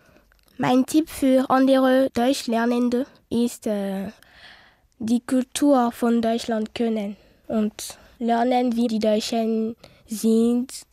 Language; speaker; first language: German; non-native, learner; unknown